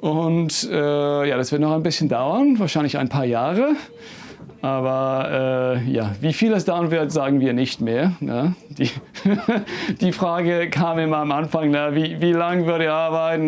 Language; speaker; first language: German; non-native, fluent; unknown